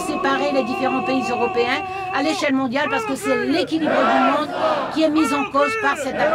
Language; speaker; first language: French; native; French